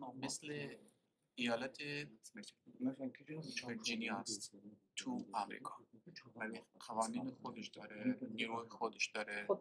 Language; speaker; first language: Persian; non-native, learner; Kurdish